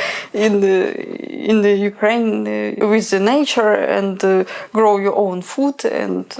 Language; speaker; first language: English; non-native, learner; Ukrainian